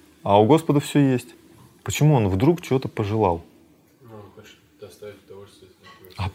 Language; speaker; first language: Russian; native; Russian